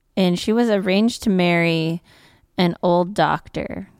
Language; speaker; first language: English; native; English